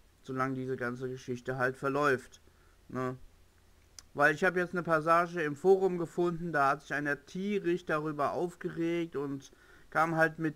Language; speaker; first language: German; native; German